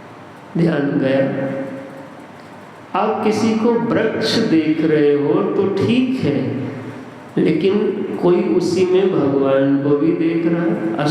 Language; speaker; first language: Hindi; native; Hindi